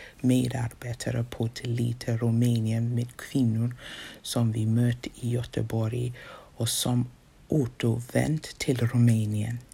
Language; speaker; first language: Swedish; non-native, fluent; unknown